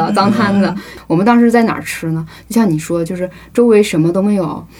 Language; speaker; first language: Chinese; native; Chinese